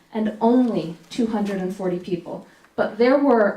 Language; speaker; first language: English; native; English